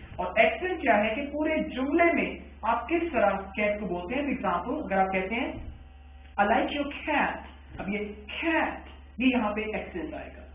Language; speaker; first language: Urdu; native; Urdu